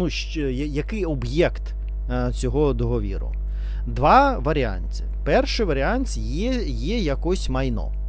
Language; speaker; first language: Ukrainian; non-native, learner; Russian